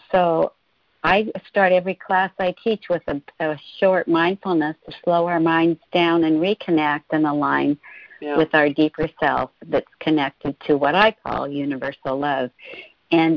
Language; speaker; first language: English; native; English